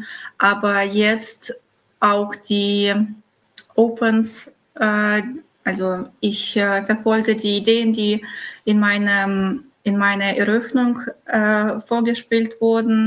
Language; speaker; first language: German; non-native, fluent; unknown